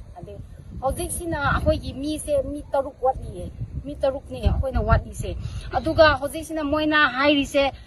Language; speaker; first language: Manipuri; non-native, local second language; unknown